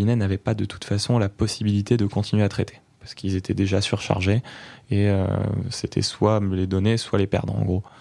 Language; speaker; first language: French; native; French